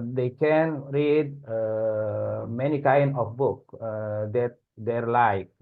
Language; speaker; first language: English; non-native, learner; Indonesian